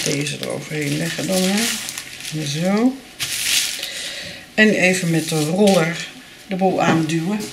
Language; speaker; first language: Dutch; native; Dutch